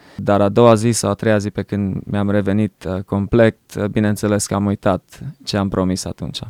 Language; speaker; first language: Romanian; early bilingual, heritage; Romanian